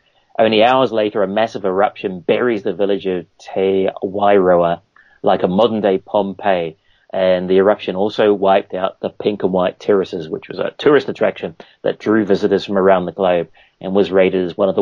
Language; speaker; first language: English; native; English